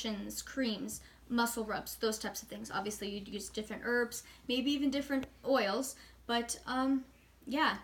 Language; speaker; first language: English; native; English